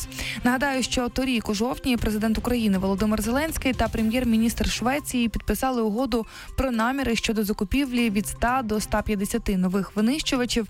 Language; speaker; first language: Ukrainian; native; Ukrainian